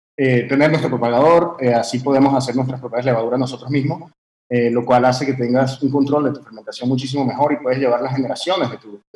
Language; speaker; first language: Spanish; early bilingual, heritage; French